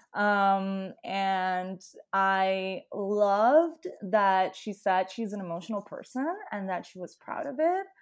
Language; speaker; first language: English; non-native, fluent; Italian